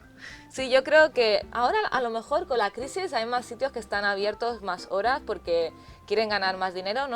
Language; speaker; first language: Spanish; native; Spanish